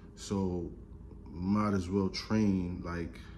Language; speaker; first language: English; native; English